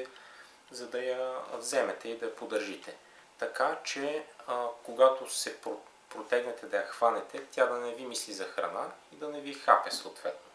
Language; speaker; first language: Bulgarian; native; Bulgarian